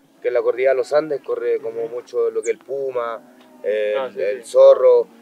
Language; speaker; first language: Spanish; native; Spanish